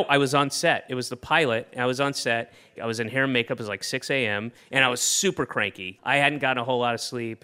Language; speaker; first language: English; native; English